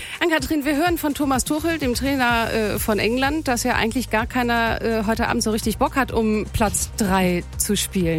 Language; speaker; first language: German; native; German